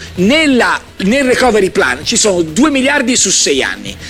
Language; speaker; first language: Italian; native; Italian